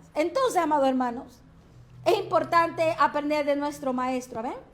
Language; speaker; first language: Spanish; native; Spanish